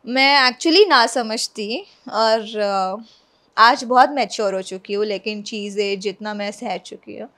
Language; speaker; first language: Hindi; non-native, local second language; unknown